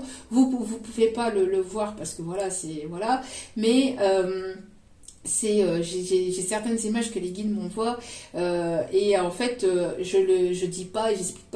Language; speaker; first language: French; native; French